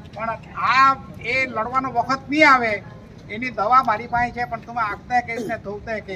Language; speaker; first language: Gujarati; non-native, local second language; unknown